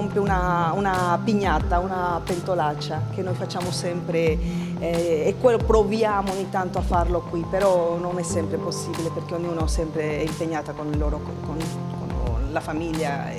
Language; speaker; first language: Italian; non-native, fluent; Spanish